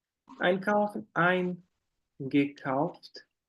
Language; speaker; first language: German; non-native, fluent; Portuguese